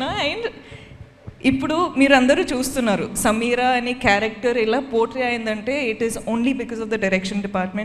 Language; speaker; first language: Telugu; non-native, fluent; Kodava